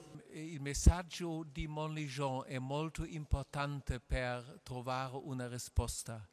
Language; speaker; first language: Italian; non-native, learner; German